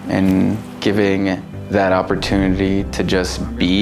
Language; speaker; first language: English; native; English